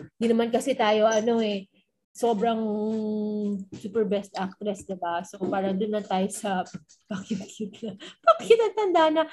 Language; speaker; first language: Filipino; native; Filipino